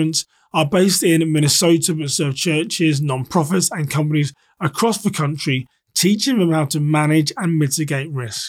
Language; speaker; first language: English; native; English